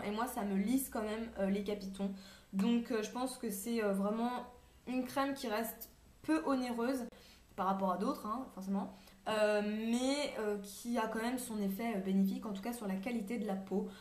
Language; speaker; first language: French; native; French